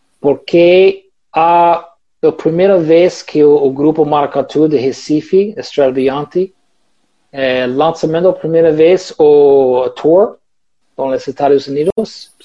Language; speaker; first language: Portuguese; non-native, learner; English